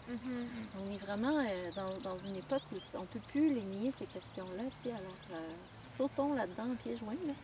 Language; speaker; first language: French; native; French